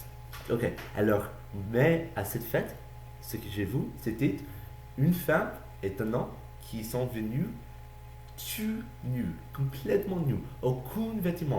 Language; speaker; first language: French; non-native, learner; English